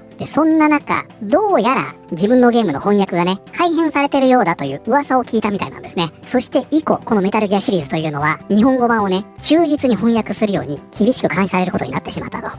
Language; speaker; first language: Japanese; native; Japanese